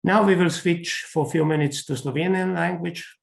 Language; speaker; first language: English; non-native, fluent; Slovenian